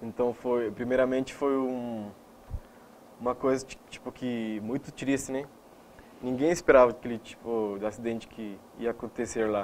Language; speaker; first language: Portuguese; non-native, fluent; Spanish